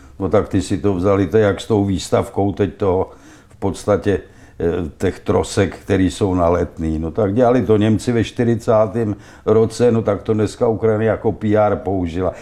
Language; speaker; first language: Czech; native; Czech